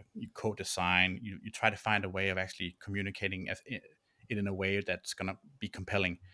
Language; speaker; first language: English; non-native, fluent; Danish